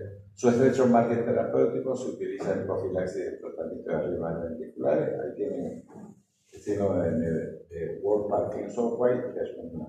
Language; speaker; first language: Spanish; native; Spanish